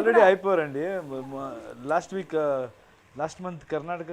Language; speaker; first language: Telugu; non-native, fluent; Kannada